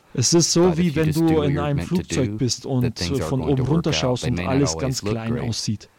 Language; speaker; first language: German; non-native, fluent; English